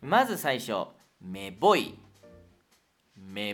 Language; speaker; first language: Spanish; non-native, fluent; Japanese